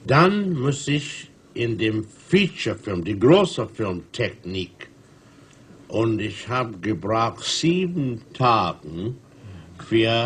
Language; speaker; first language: German; non-native, learner; English